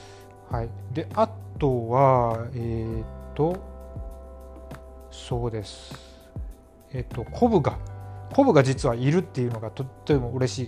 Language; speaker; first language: Japanese; native; Japanese